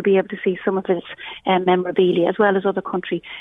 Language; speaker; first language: English; native; English